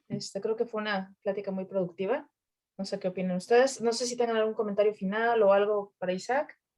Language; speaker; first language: Spanish; native; Spanish